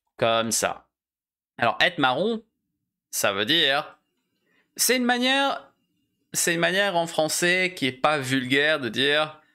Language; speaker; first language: French; native; French